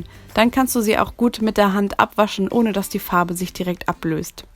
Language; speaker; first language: German; native; German